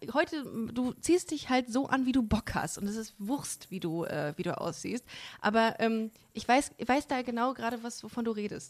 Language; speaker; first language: German; native; German